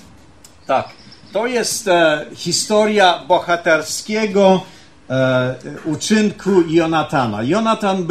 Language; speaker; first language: Polish; early bilingual, heritage; Polish